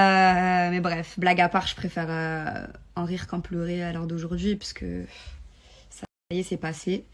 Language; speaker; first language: French; native; French